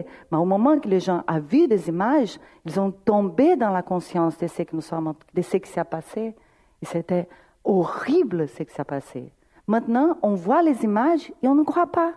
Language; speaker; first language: French; non-native, fluent; Portuguese